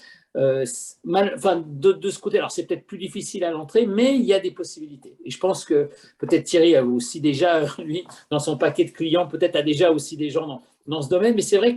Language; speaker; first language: French; native; French